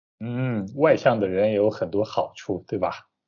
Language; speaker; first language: Chinese; native; Chinese